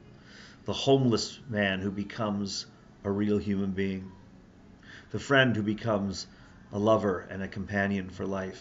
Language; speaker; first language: English; native; English